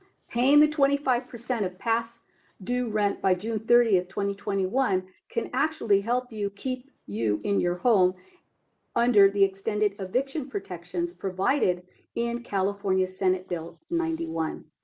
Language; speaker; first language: English; early bilingual, other home language; Spanish